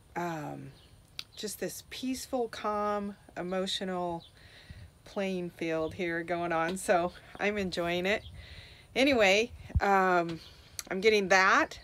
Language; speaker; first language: English; native; English